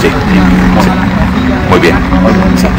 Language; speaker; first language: Spanish; non-native, learner; Swedish